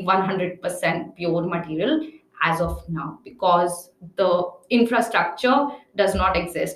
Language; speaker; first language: English; non-native, local second language; Hindi